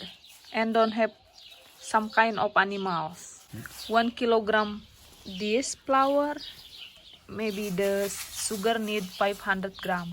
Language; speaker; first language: English; non-native, learner; Indonesian